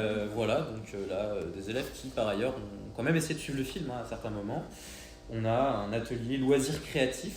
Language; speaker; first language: French; native; French